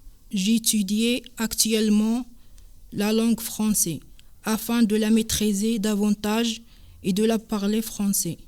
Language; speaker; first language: French; non-native, learner; Arabic